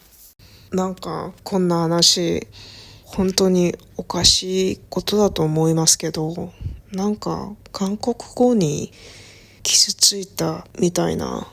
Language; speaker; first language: Japanese; non-native, learner; Korean